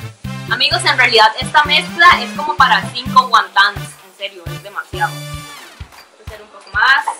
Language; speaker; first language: Spanish; native; Spanish